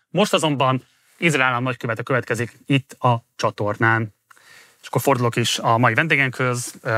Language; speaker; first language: Hungarian; native; Hungarian